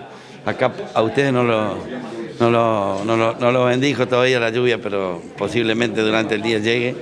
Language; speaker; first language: Spanish; native; Spanish